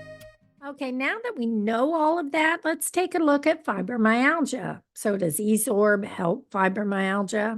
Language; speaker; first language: English; native; English